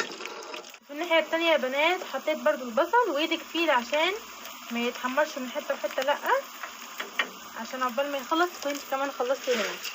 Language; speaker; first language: Arabic; native; Arabic